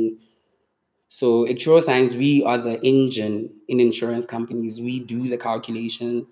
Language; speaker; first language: English; non-native, local second language; Tswana